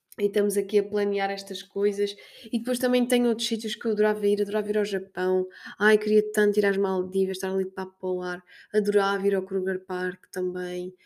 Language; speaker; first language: Portuguese; native; Portuguese